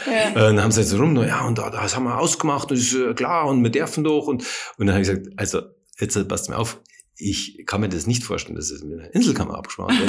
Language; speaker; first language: German; native; German